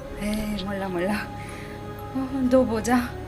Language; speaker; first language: Korean; non-native, learner; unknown